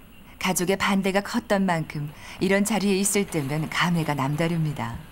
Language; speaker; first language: Korean; native; Korean